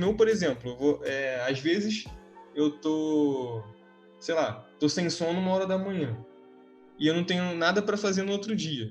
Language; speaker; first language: Portuguese; native; Portuguese